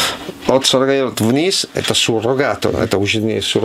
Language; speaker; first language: Russian; non-native, learner; Italian